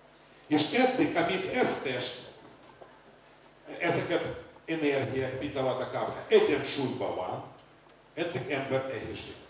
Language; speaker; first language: Hungarian; non-native, learner; Russian